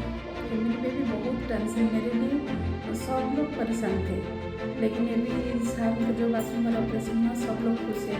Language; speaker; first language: Hindi; non-native, local second language; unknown